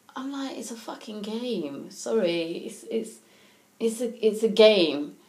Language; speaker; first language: English; native; English